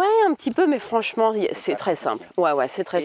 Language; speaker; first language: French; native; French